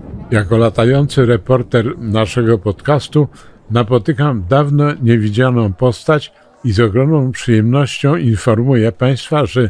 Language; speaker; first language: Polish; native; Polish